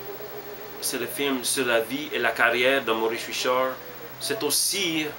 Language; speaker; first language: French; non-native, learner; English